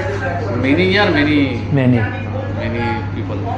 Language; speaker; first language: English; non-native, learner; Bangla